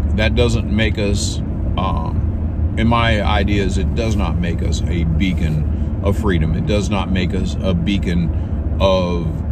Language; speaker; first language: English; native; English